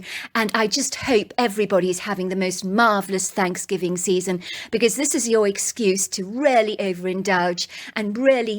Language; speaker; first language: English; native; English